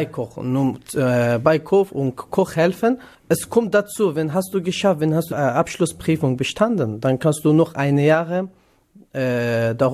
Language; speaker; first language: German; non-native, learner; Kurdish